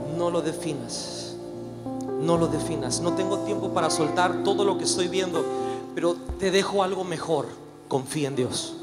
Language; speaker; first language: Spanish; native; Spanish